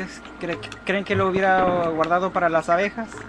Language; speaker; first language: Spanish; non-native, fluent; English